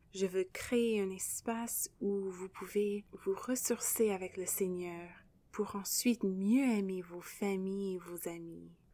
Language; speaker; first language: French; non-native, local second language; English